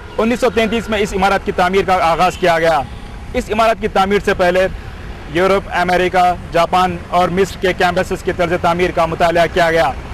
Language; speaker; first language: Urdu; native; Urdu